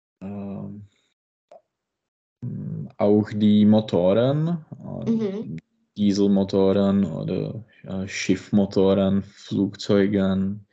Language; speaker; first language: German; non-native, learner; Czech